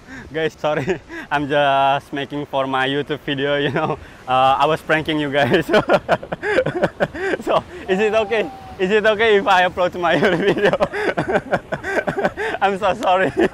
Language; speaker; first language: English; non-native, learner; Indonesian